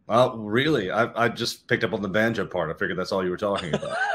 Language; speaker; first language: English; native; English